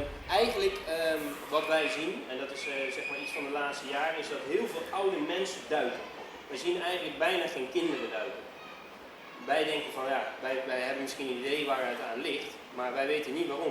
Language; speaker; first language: Dutch; native; Dutch